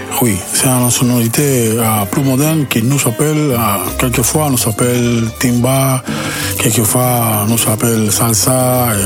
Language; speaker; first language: French; non-native, learner; Spanish